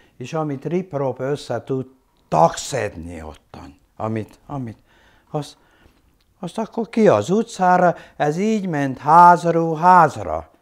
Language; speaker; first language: Hungarian; non-native, local second language; German